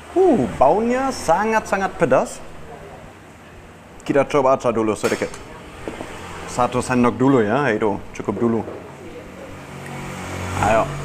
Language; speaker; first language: Indonesian; non-native, fluent; German